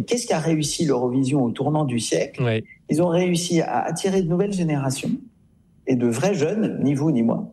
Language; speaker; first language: French; native; French